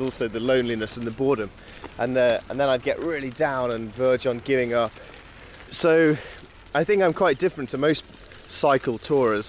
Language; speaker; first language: English; native; English